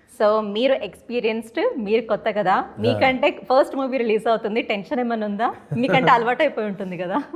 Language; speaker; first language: Telugu; native; Telugu